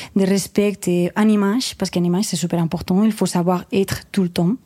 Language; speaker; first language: French; non-native, fluent; Spanish